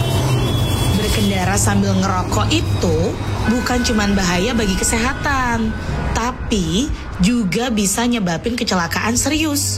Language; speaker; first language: Indonesian; native; Indonesian